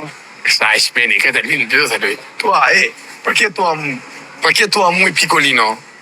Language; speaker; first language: Italian; non-native, learner; Albanian